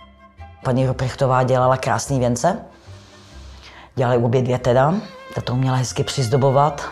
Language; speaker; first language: Czech; native; Czech